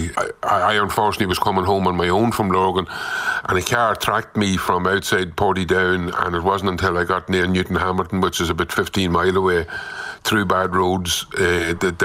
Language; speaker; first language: English; native; English